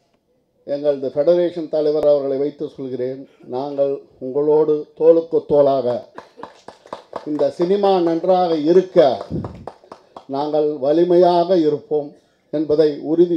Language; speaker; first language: Tamil; native; Tamil